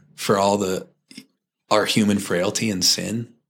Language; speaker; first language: English; native; English